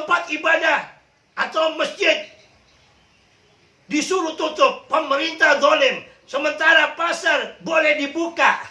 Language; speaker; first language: Indonesian; native; Indonesian